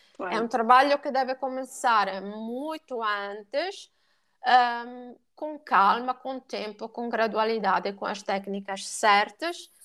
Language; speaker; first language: Portuguese; non-native, fluent; Italian